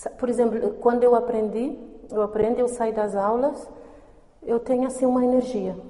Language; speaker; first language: Portuguese; non-native, local second language; Kabuverdianu